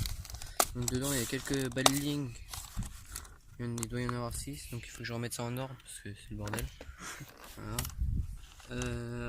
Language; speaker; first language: French; native; French